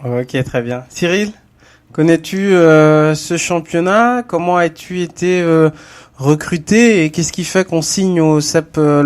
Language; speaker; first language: French; native; French